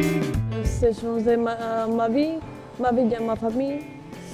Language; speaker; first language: French; non-native, learner; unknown